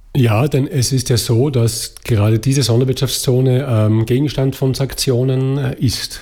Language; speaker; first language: German; native; German